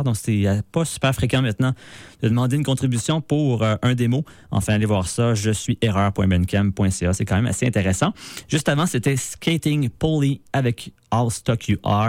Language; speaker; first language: French; native; French